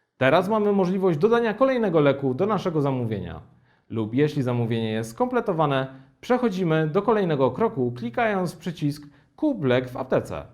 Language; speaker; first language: Polish; native; Polish